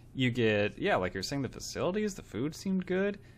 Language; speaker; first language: English; native; English